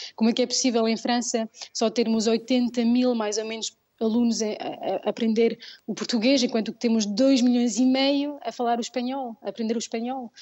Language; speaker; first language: Portuguese; early bilingual, heritage; Portuguese